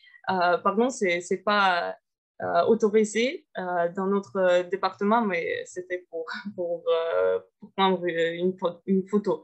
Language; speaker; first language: French; non-native, fluent; Russian